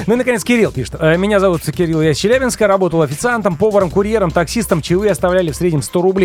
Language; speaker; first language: Russian; native; Russian